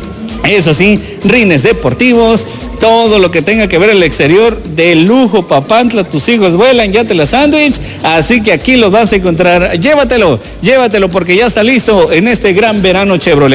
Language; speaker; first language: Spanish; native; Spanish